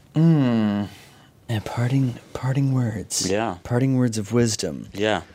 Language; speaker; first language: English; native; English